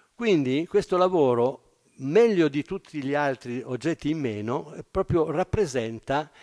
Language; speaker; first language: Italian; native; Italian